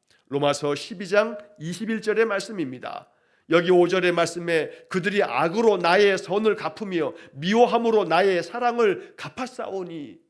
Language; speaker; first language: Korean; native; Korean